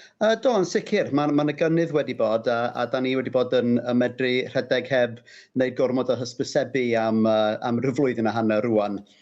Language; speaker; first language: Welsh; non-native, local second language; English